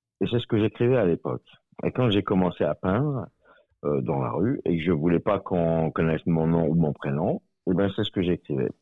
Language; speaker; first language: French; native; French